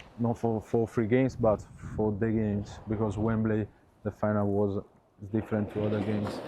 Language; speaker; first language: English; non-native, learner; Italian